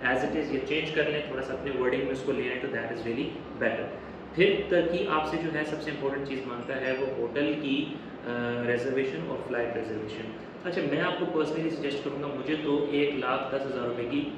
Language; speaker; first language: Urdu; native; Urdu